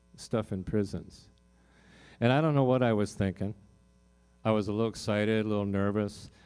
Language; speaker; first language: English; native; English